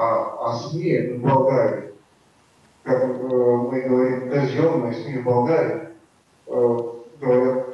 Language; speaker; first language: Russian; non-native, fluent; Bulgarian